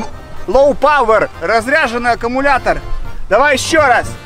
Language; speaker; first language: Russian; native; Russian